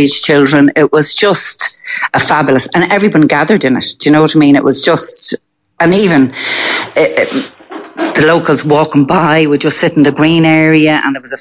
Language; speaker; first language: English; native; English